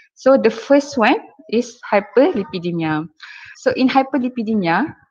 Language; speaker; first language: English; non-native, local second language; Malay